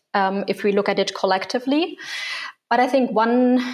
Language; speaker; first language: English; non-native, fluent; German